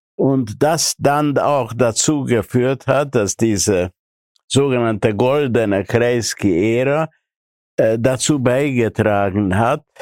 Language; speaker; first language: German; non-native, fluent; Hungarian